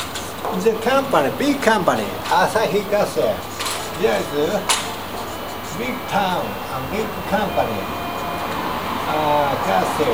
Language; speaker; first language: English; non-native, learner; Japanese